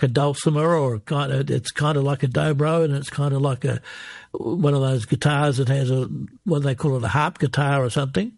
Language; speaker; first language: English; native; English